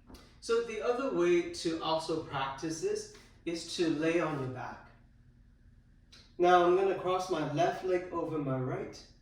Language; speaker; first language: English; native; English